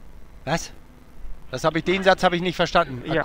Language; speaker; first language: German; native; German